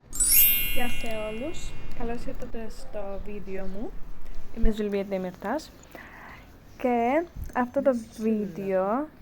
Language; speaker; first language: Greek; non-native, learner; Turkish